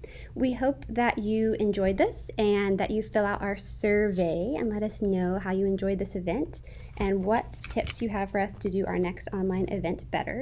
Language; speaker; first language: English; native; English